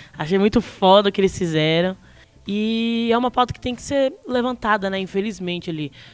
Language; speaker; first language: Portuguese; native; Portuguese